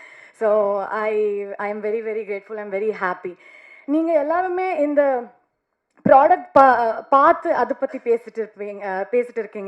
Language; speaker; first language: Tamil; non-native, learner; Kannada